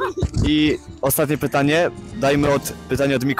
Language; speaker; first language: Polish; native; Polish